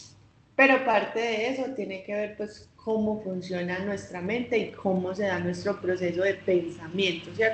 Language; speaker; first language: Spanish; native; Spanish